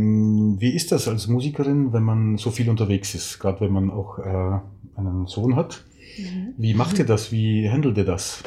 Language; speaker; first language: German; native; German